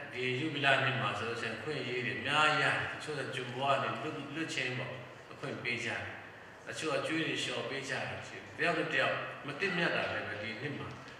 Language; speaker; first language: Burmese; non-native, local second language; Tedim Chin